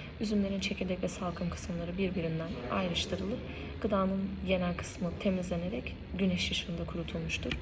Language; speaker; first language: Turkish; native; Turkish